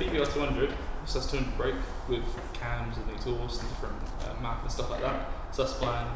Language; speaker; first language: English; native; English